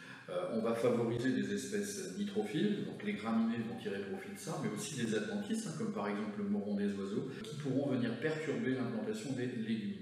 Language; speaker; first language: French; native; French